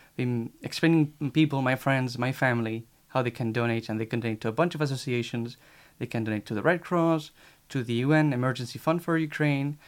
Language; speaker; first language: English; non-native, fluent; Spanish